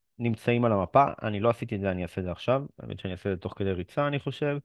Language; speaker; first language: Hebrew; native; Hebrew